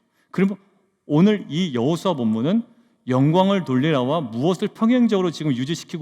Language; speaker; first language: Korean; native; Korean